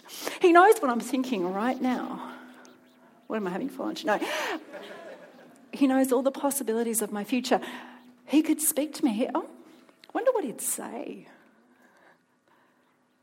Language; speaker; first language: English; native; English